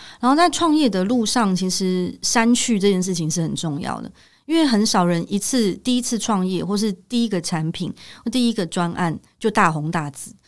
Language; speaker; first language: Chinese; native; Chinese